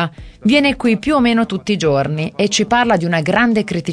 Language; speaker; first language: Italian; native; Italian